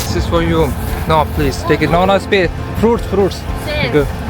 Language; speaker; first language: English; non-native, learner; Hindi